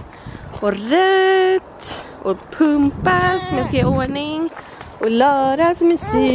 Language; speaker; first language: Swedish; native; Swedish